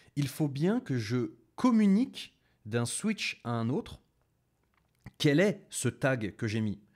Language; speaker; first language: French; native; French